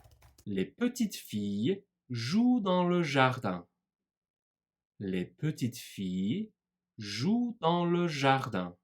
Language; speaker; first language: French; non-native, fluent; Turkish